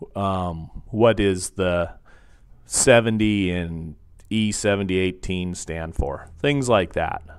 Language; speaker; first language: English; native; English